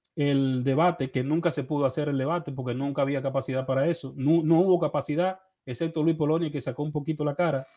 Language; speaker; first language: Spanish; native; Spanish